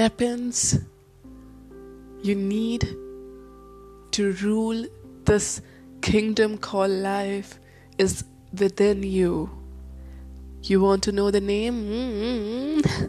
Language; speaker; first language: English; non-native, local second language; Hindi